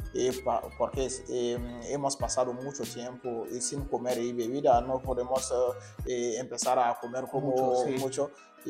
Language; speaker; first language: Spanish; non-native, learner; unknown